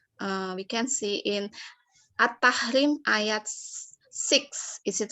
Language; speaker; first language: English; non-native, learner; Indonesian